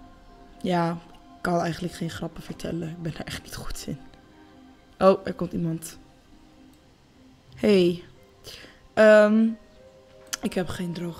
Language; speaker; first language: Dutch; native; Dutch